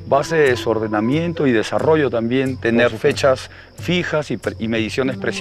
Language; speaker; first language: Spanish; native; Spanish